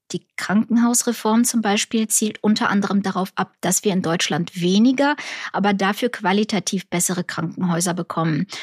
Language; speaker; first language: German; early bilingual, other home language; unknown